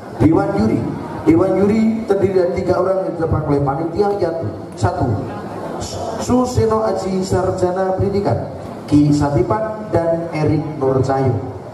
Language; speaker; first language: Indonesian; non-native, local second language; Javanese